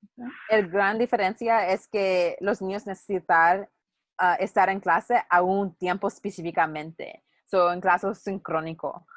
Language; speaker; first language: Spanish; non-native, learner; English